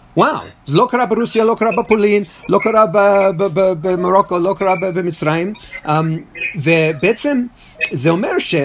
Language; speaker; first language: Hebrew; non-native, fluent; English